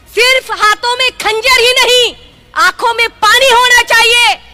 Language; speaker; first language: Hindi; non-native, local second language; Marathi